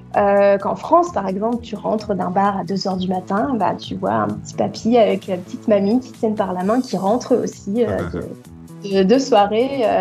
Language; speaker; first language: French; native; French